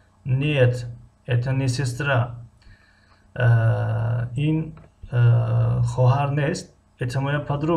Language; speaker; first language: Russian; non-native, fluent; Tajik